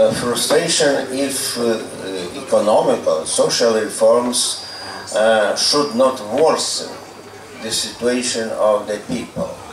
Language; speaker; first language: English; non-native, fluent; Lithuanian